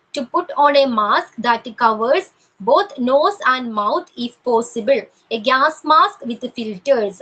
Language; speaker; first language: English; non-native, local second language; Malayalam